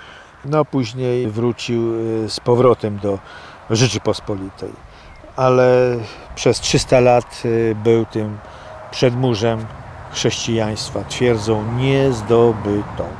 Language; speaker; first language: Polish; native; Polish